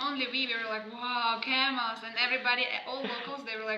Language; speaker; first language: English; non-native, fluent; Russian